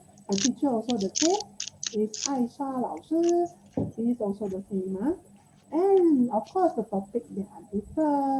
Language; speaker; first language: English; non-native, local second language; Chinese